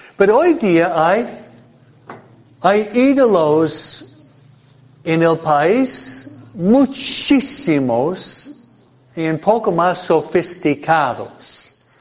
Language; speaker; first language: Spanish; non-native, fluent; English